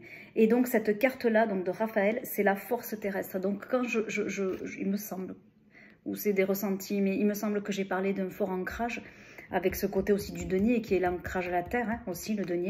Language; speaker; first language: French; native; French